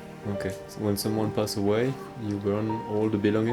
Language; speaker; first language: English; non-native, learner; French